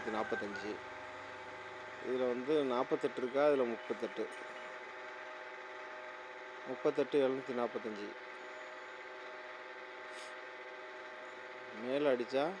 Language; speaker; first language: Tamil; native; Tamil